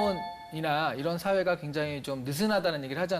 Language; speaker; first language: Korean; native; Korean